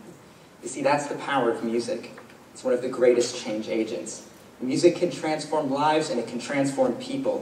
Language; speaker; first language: English; native; English